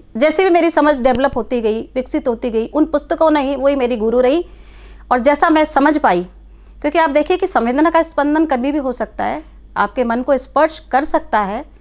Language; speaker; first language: Hindi; non-native, local second language; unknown